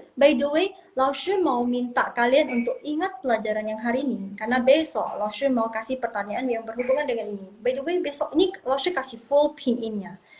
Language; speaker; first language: Indonesian; non-native, local second language; Min Nan Chinese